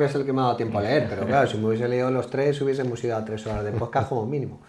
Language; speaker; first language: Spanish; native; Spanish